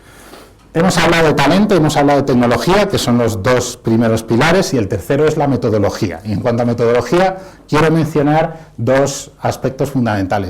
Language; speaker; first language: Spanish; native; Spanish